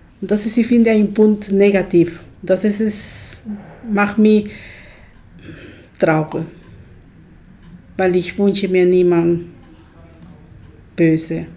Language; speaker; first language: German; non-native, learner; Spanish